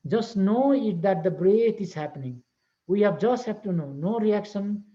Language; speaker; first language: English; non-native, local second language; Nepali